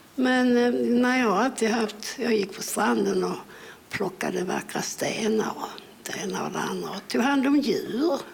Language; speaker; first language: Swedish; early bilingual, other home language; English